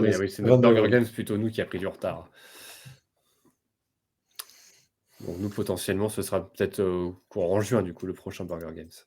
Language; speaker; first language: French; native; French